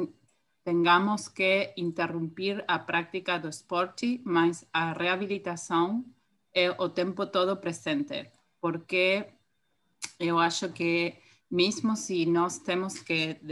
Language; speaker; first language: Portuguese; non-native, fluent; Spanish